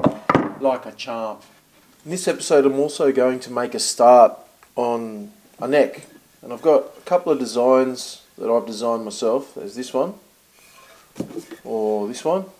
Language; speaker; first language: English; native; English